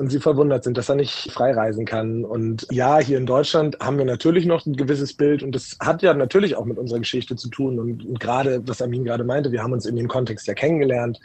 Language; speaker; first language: German; native; German